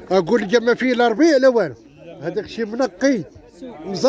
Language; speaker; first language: Arabic; native; Arabic